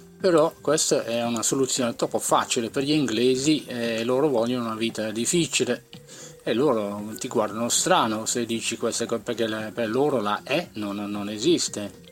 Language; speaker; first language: Italian; native; Italian